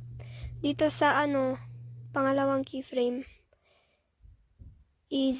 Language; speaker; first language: Filipino; native; Filipino